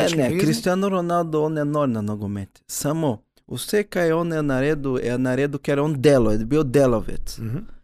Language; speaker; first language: Slovenian; early bilingual, other home language; Portuguese